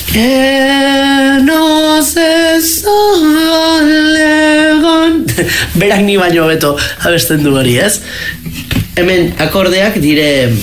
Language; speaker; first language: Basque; native; Basque